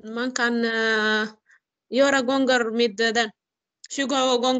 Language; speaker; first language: Swedish; non-native, learner; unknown